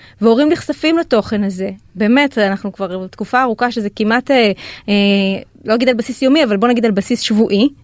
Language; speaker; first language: Hebrew; native; Hebrew